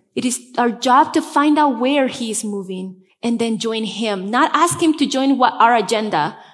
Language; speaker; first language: English; non-native, fluent; Spanish